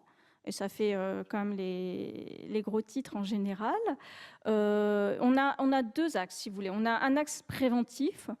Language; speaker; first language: French; native; French